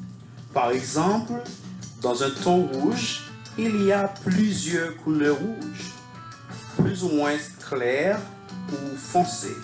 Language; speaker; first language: French; non-native, fluent; Spanish